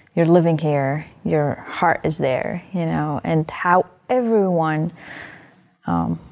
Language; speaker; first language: English; non-native, fluent; Arabic